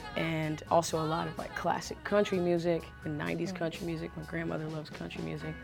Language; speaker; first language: English; native; English